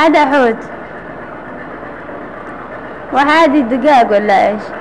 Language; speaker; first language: Arabic; non-native, learner; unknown